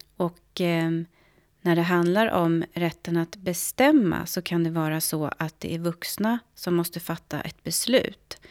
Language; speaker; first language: Swedish; native; Swedish